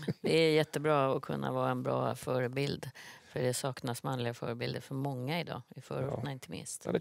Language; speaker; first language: Swedish; native; Swedish